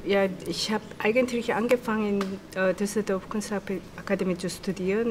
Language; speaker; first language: German; non-native, fluent; Spanish